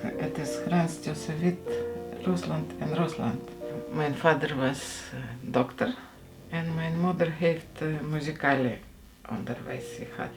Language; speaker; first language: Dutch; non-native, fluent; Russian